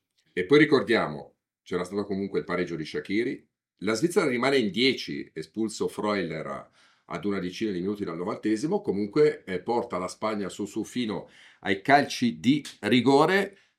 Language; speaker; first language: Italian; native; Italian